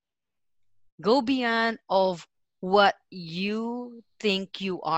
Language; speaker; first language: English; non-native, local second language; Filipino